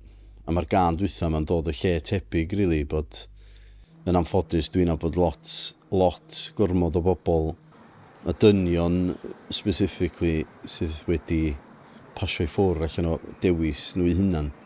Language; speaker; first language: Welsh; native; Welsh